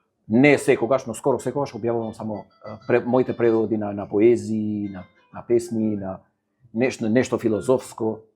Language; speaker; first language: Macedonian; non-native, fluent; Albanian